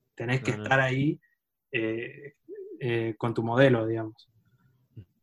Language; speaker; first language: Spanish; native; Spanish